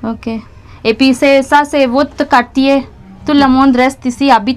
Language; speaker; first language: French; non-native, learner; Telugu